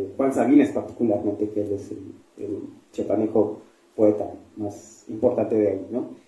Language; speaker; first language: Spanish; non-native, local second language; Tzeltal